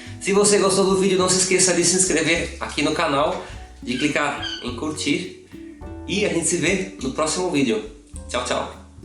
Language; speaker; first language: Portuguese; native; Portuguese